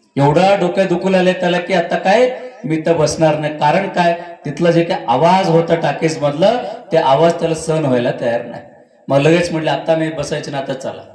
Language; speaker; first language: Marathi; native; Marathi